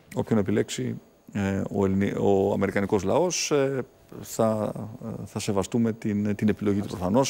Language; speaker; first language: Greek; native; Greek